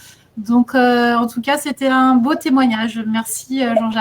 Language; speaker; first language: French; native; French